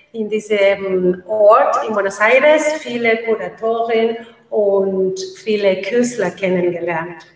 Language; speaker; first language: German; non-native, learner; Spanish